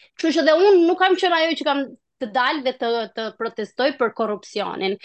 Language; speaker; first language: Albanian; native; Albanian